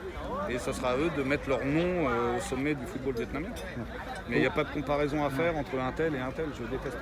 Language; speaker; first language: French; native; French